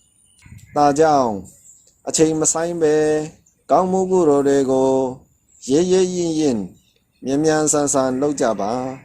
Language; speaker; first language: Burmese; non-native, local second language; Shan